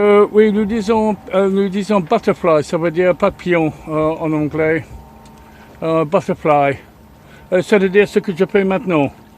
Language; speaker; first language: French; non-native, fluent; English